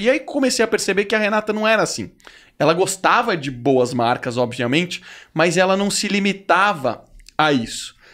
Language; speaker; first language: Portuguese; native; Portuguese